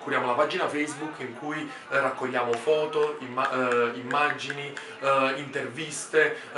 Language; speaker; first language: Italian; native; Italian